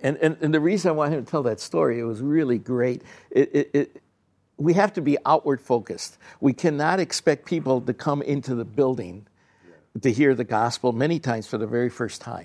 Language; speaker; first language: English; early bilingual, other home language; Spanish